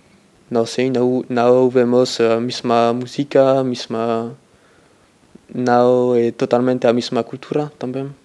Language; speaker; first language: Portuguese; non-native, learner; French